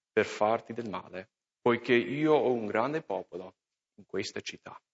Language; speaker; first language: Italian; non-native, fluent; English